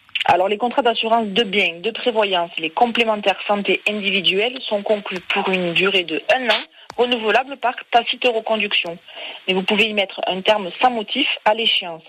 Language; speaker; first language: French; native; French